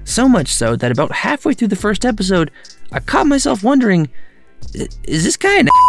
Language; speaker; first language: English; native; English